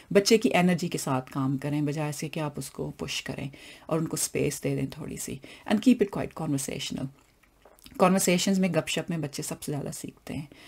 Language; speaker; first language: Urdu; non-native, local second language; Punjabi